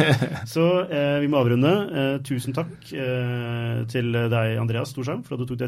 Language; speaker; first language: Norwegian; native; Norwegian